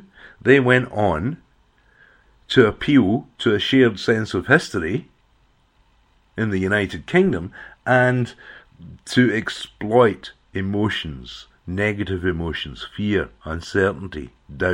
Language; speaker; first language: English; native; English